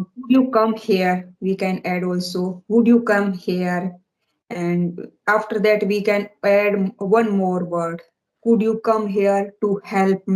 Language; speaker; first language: English; non-native, learner; Hindi